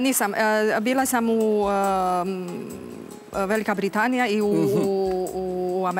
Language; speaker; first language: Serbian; non-native, learner; Romanian